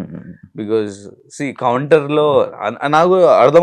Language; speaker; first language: Telugu; non-native, learner; Hindi